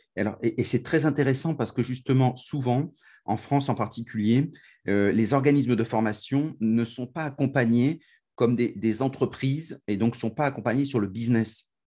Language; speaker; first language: French; native; French